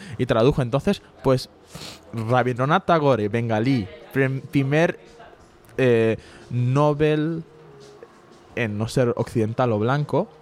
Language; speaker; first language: Spanish; early bilingual, other home language; Bangla